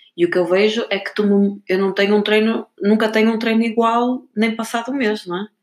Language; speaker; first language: Portuguese; native; Portuguese